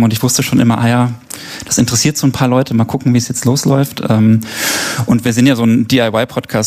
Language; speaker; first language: German; native; German